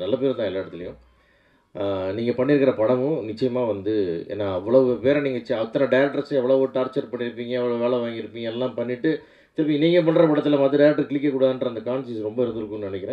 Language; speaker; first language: Tamil; native; Tamil